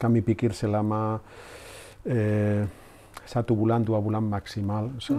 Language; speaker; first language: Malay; non-native, learner; Spanish